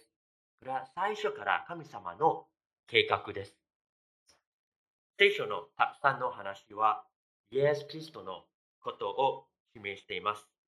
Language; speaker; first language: Japanese; non-native, fluent; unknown